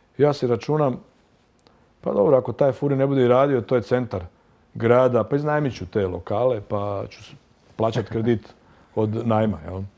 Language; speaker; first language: Croatian; native; Croatian